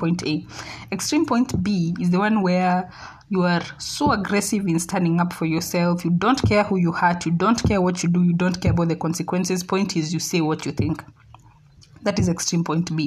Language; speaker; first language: English; non-native, local second language; Swahili